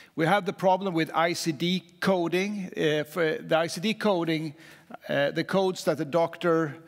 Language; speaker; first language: English; non-native, fluent; Swedish